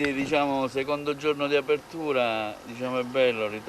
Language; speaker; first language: Italian; native; Italian